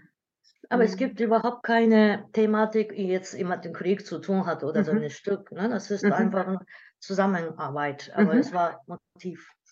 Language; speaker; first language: German; non-native, learner; Japanese